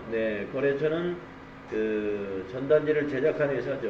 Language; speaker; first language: Korean; native; Korean